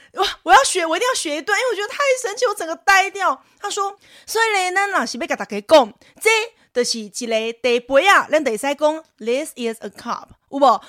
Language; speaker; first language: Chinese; non-native, local second language; Min Nan Chinese